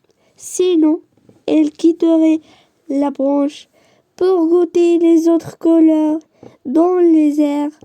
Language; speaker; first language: French; non-native, learner; Arabic